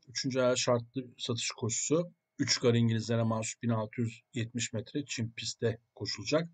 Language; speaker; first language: Turkish; native; Turkish